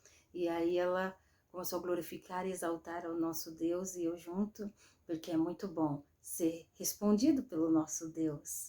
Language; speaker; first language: Portuguese; native; Portuguese